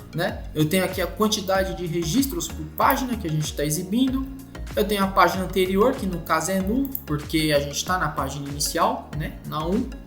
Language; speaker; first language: Portuguese; native; Portuguese